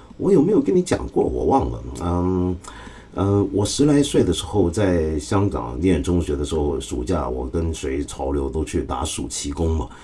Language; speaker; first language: Chinese; early bilingual, other home language; Cantonese